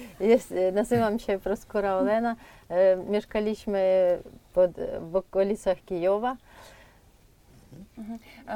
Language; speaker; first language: Polish; non-native, fluent; Ukrainian